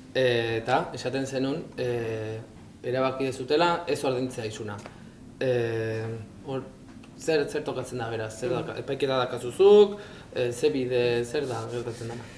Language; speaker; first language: Basque; native; Basque